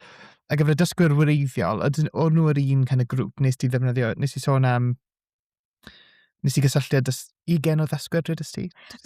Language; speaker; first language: Welsh; native; Welsh